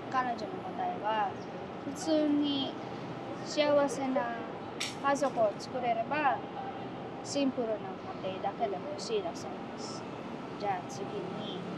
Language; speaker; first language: Japanese; non-native, fluent; Filipino